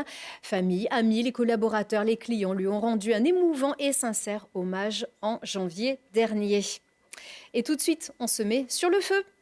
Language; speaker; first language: French; native; French